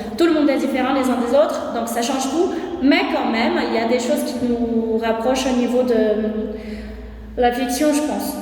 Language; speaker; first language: French; non-native, fluent; Portuguese